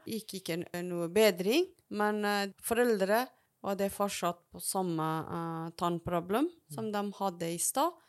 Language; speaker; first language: Norwegian; non-native, learner; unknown